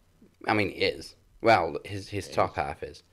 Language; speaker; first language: English; native; English